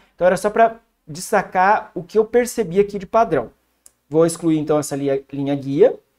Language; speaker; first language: Portuguese; native; Portuguese